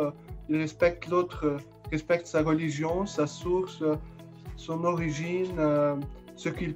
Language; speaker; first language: French; non-native, local second language; Arabic